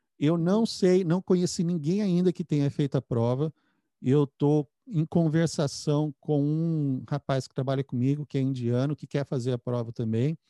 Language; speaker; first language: Portuguese; native; Portuguese